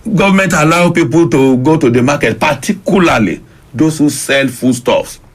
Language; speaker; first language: English; non-native, local second language; Yoruba